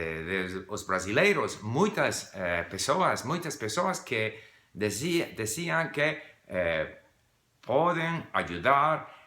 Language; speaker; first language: Portuguese; non-native, fluent; English